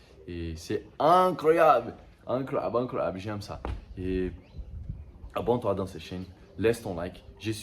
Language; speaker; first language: French; non-native, learner; Portuguese